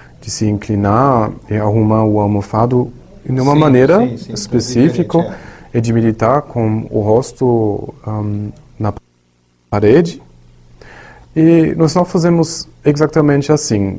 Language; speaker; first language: Portuguese; non-native, learner; German